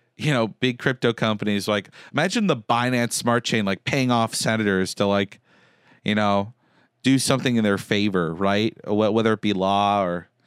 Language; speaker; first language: English; native; English